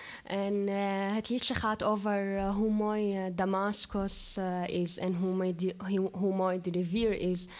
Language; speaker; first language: Dutch; non-native, fluent; Arabic